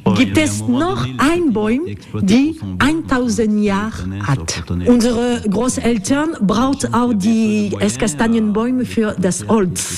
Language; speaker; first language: German; non-native, learner; French